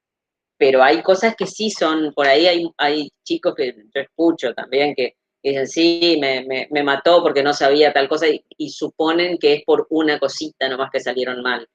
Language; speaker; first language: Spanish; native; Spanish